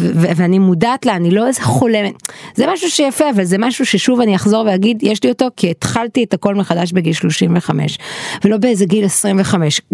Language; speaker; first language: Hebrew; native; Hebrew